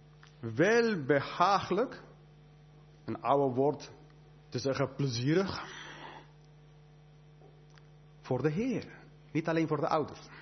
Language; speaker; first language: Dutch; non-native, fluent; English